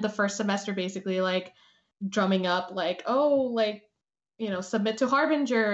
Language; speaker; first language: English; early bilingual, other home language; Spanish